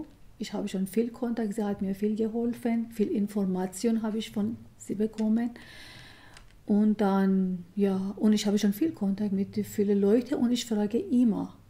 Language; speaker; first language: German; non-native, learner; Persian